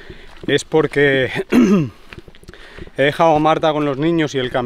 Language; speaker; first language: Spanish; native; Spanish